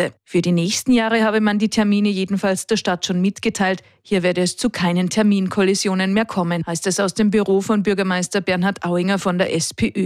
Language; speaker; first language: German; native; German